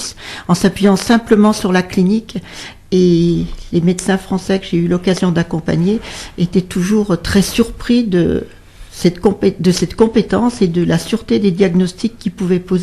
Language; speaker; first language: French; native; French